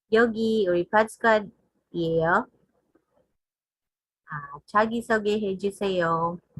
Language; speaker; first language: Korean; non-native, learner; English